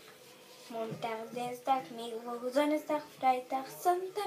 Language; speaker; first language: German; non-native, learner; Spanish